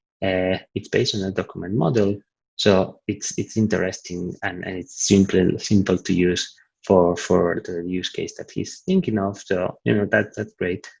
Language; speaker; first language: English; non-native, fluent; Italian